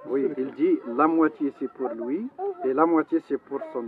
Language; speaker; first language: French; non-native, local second language; Arabic